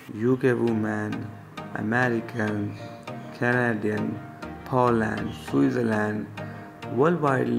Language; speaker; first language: English; non-native, learner; Urdu